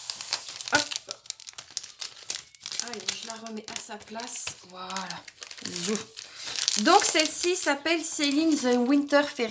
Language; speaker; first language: French; native; French